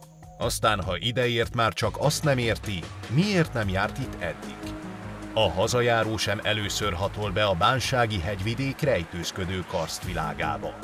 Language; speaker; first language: Hungarian; native; Hungarian